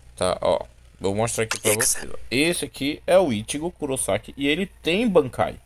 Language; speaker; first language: Portuguese; native; Portuguese